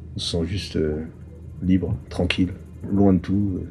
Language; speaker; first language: French; native; French